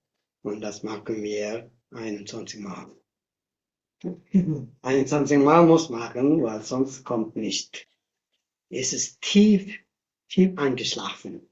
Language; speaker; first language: German; non-native, learner; Tibetan